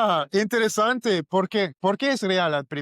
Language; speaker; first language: Spanish; non-native, learner; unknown